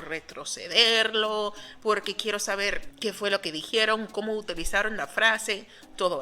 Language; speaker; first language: Spanish; non-native, fluent; English